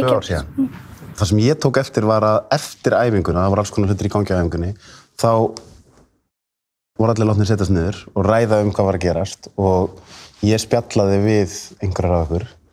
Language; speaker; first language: Icelandic; native; Icelandic